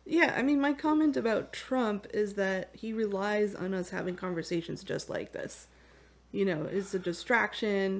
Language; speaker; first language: English; native; English